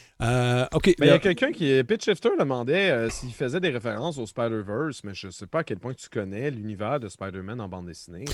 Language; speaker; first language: French; native; French